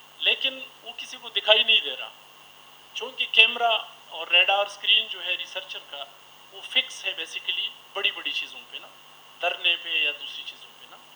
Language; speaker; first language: Urdu; non-native, local second language; Pashto